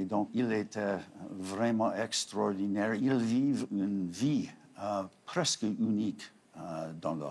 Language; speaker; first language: French; non-native, fluent; English